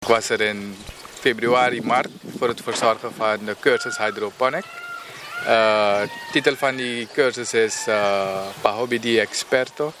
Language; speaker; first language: Dutch; non-native, local second language; Papiamento